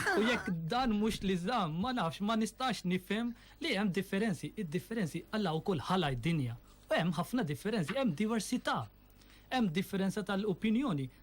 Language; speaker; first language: Maltese; non-native, fluent; Urdu